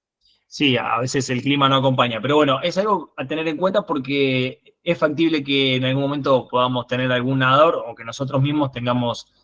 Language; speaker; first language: Spanish; native; Spanish